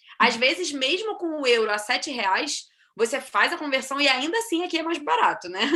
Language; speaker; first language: Portuguese; native; Portuguese